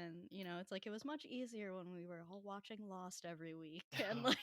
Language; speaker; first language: English; native; English